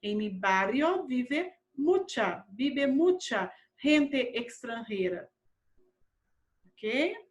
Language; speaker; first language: Spanish; non-native, fluent; Portuguese